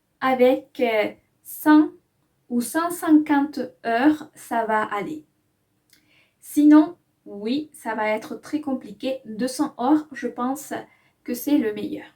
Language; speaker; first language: French; non-native, fluent; Spanish